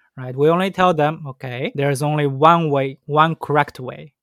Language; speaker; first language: English; non-native, fluent; Chinese